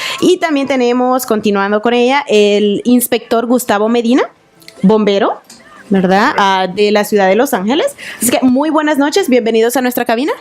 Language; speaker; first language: Spanish; native; Spanish